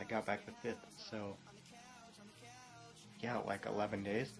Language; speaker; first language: English; native; English